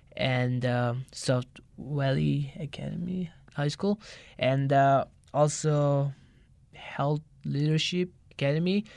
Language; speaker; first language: English; non-native, learner; Turkish